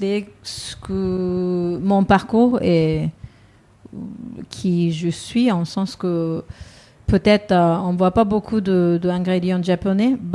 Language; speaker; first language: French; non-native, fluent; Japanese